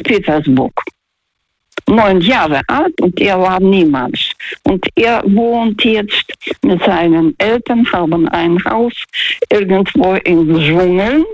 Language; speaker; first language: German; non-native, fluent; Russian